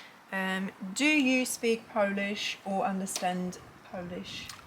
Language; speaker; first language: English; non-native, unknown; Polish